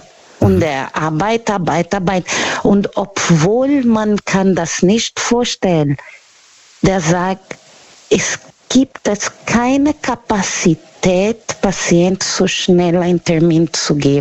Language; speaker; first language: German; non-native, learner; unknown